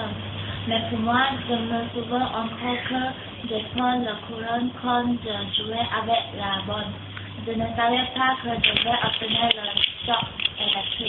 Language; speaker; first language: French; non-native, learner; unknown